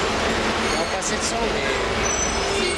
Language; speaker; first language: French; native; French